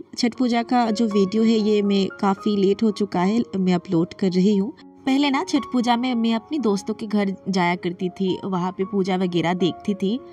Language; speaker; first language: Hindi; non-native, local second language; Bangla